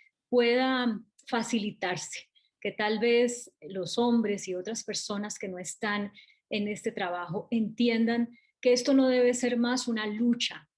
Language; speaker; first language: Spanish; native; Spanish